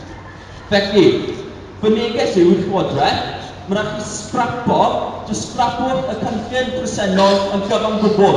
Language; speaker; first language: Welsh; native; Welsh